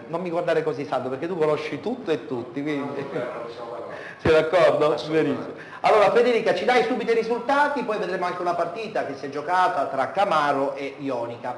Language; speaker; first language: Italian; native; Italian